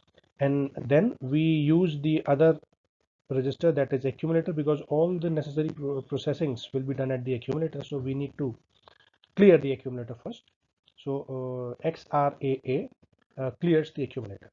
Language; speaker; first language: English; non-native, local second language; Hindi